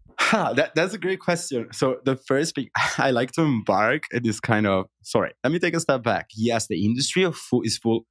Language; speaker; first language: English; non-native, fluent; Italian